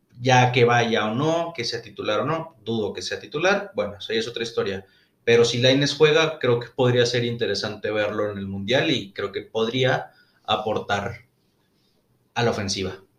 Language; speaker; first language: Spanish; native; Spanish